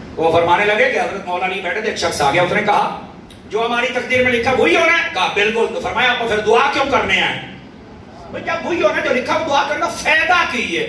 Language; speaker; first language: Urdu; non-native, local second language; Punjabi